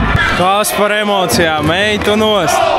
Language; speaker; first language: Latvian; native; Latvian